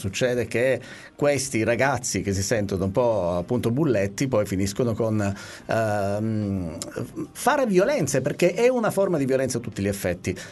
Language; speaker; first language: Italian; native; Italian